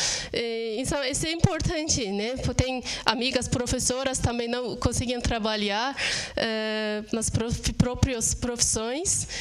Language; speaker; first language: Portuguese; non-native, fluent; Turkish